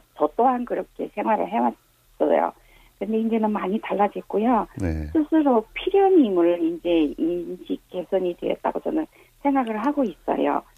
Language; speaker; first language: Korean; early bilingual, heritage; Korean